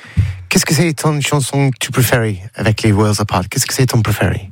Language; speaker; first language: French; non-native, learner; English